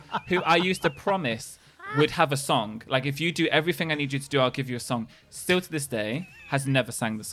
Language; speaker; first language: English; native; English